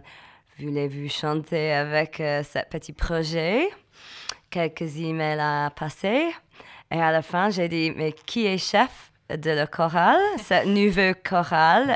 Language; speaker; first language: French; non-native, learner; English